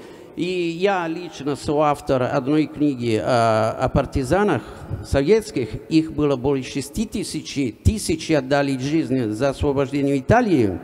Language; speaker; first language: Russian; non-native, fluent; Italian